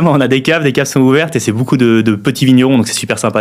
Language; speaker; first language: French; native; French